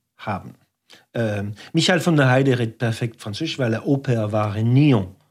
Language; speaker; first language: German; non-native, local second language; French